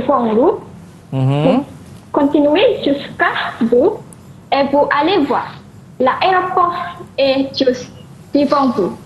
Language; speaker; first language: French; non-native, learner; Malay